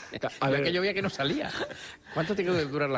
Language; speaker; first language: Spanish; native; Spanish